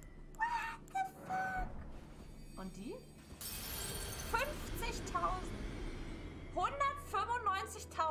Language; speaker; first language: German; native; German